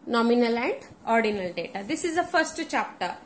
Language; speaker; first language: English; non-native, local second language; Kannada